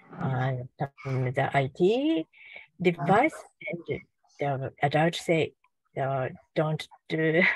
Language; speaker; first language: English; non-native, learner; Japanese